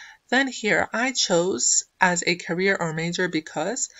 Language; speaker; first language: English; non-native, fluent; Arabic